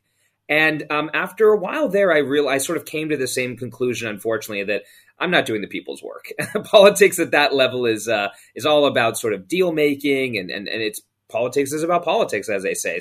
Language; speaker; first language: English; native; English